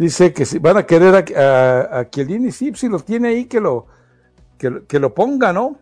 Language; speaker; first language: Spanish; native; Spanish